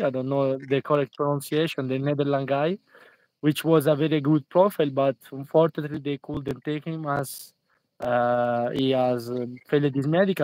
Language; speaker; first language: English; non-native, fluent; Italian